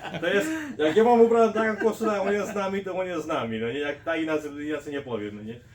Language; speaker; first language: Polish; native; Polish